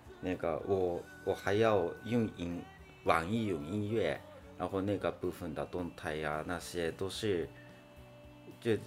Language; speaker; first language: Chinese; non-native, fluent; Japanese